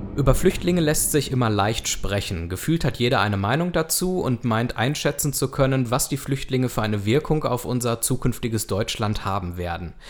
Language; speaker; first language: German; native; German